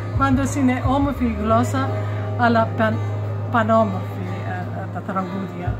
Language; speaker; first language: Greek; early bilingual, heritage; English